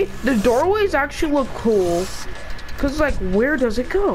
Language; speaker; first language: English; native; English